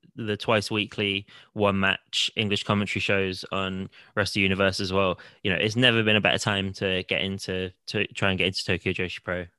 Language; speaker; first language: English; native; English